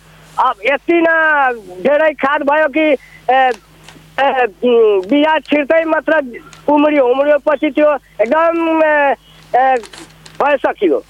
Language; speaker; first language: Nepali; non-native, local second language; Bhojpuri